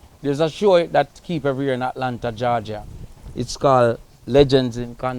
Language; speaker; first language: English; native; English